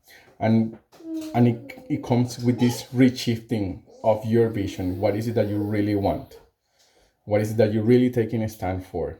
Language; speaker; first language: English; non-native, fluent; Spanish